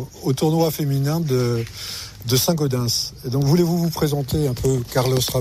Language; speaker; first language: French; native; French